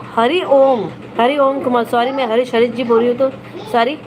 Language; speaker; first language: Hindi; non-native, local second language; Marathi